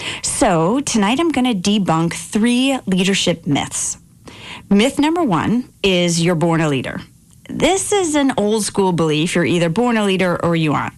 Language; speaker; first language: English; native; English